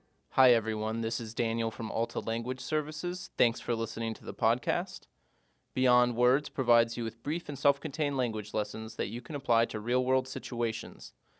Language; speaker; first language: English; native; English